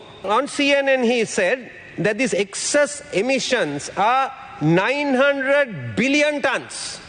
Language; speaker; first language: English; non-native, local second language; Sinhala